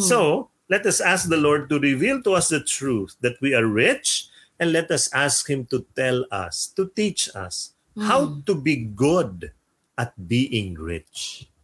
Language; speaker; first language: English; non-native, local second language; Filipino